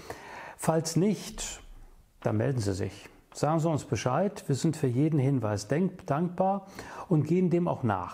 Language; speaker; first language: German; native; German